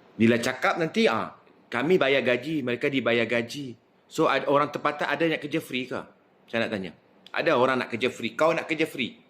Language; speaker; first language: Malay; native; Malay